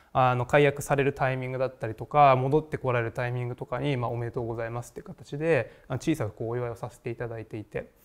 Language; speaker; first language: Japanese; native; Japanese